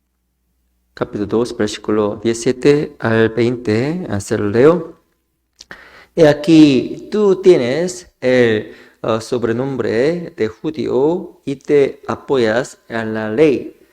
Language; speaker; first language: Spanish; non-native, fluent; Korean